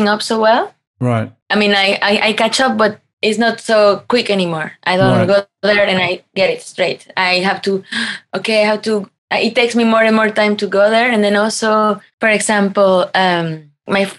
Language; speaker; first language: English; non-native, fluent; Spanish